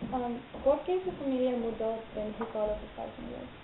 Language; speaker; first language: Spanish; non-native, learner; English